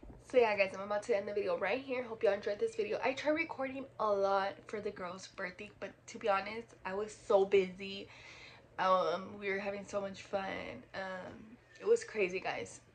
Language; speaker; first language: English; early bilingual, other home language; Spanish